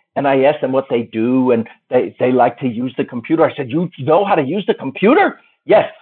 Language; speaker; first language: English; native; English